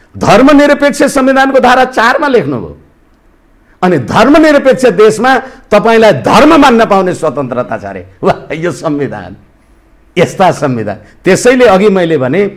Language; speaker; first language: Nepali; native; Nepali